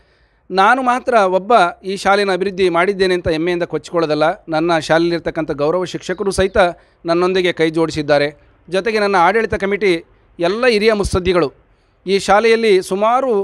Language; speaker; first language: Kannada; native; Kannada